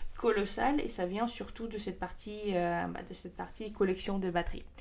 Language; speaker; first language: French; non-native, fluent; Russian